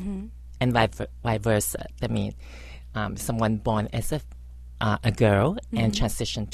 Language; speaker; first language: English; non-native, local second language; Cantonese